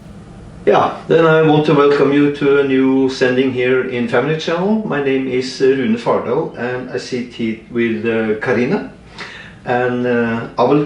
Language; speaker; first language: English; non-native, fluent; Norwegian